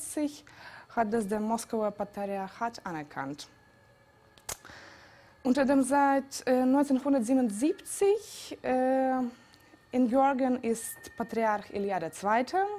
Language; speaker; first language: German; non-native, fluent; Georgian